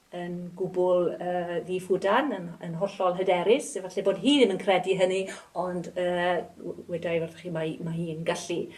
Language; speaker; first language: Welsh; native; Welsh